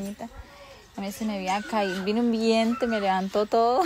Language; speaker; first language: Spanish; native; Spanish